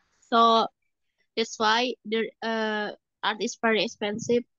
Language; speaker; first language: English; non-native, learner; Indonesian